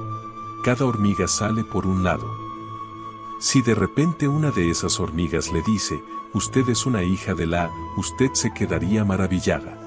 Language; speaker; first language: Spanish; native; Spanish